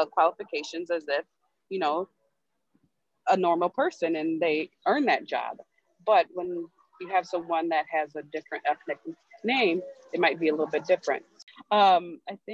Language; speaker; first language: English; native; English